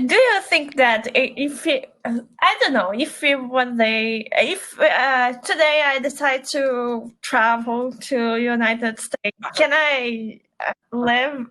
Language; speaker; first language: English; non-native, learner; Portuguese